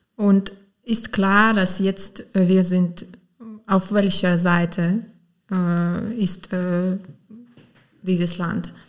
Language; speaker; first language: German; non-native, fluent; Ukrainian